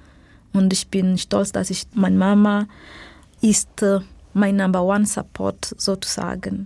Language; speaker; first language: German; non-native, fluent; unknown